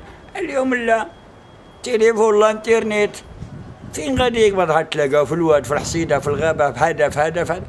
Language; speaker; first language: Arabic; native; Arabic